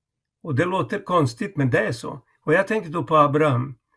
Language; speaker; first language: Swedish; non-native, fluent; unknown